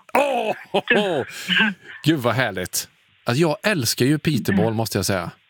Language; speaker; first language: Swedish; native; Swedish